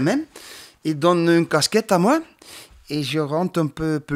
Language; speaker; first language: French; non-native, learner; Dutch